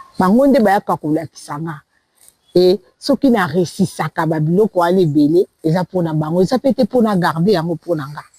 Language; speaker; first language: Lingala; non-native, local second language; Kituba (Democratic Republic of Congo)